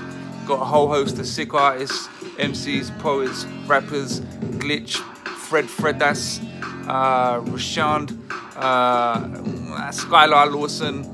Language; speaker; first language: English; native; English